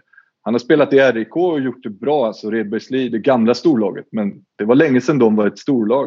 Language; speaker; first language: Swedish; native; Swedish